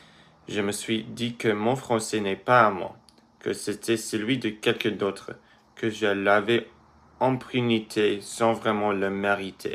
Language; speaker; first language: French; early bilingual, other home language; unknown